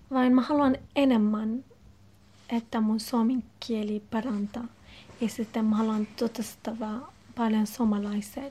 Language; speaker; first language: Finnish; non-native, learner; Arabic